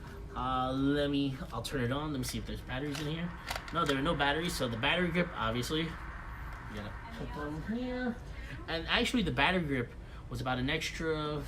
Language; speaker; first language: English; native; English